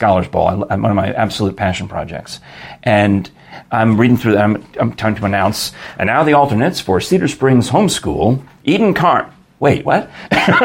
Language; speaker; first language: English; native; English